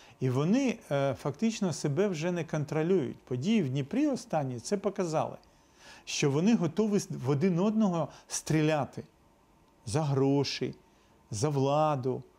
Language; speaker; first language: Ukrainian; non-native, local second language; Russian